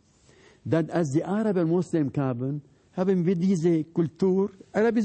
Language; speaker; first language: German; non-native, fluent; Arabic